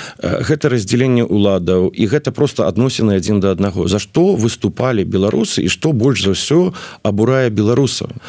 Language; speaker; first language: Belarusian; non-native, local second language; Russian